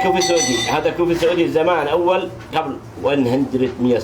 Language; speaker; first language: Arabic; non-native, learner; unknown